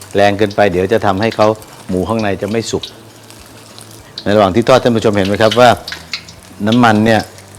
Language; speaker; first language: Thai; native; Thai